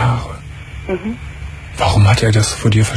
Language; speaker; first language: German; native; German